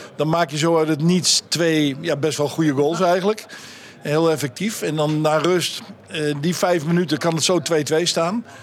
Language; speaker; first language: Dutch; native; Dutch